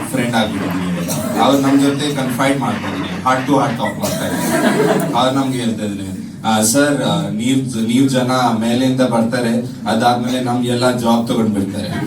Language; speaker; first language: Kannada; non-native, local second language; Punjabi